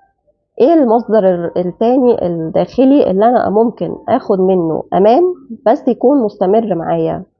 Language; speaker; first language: Arabic; native; Arabic